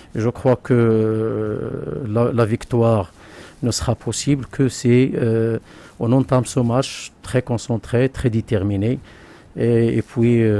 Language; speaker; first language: French; non-native, local second language; Arabic